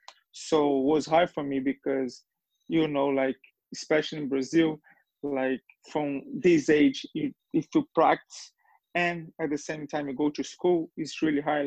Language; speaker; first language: English; non-native, fluent; Portuguese